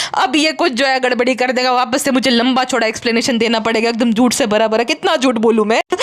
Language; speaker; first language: Hindi; native; Hindi